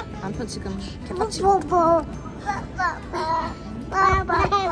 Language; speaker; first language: Korean; native; Korean